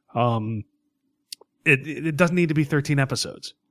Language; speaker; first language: English; native; English